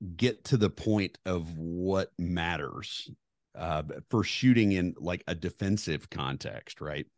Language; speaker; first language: English; native; English